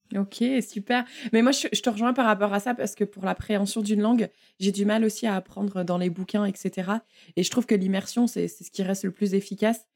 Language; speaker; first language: French; native; French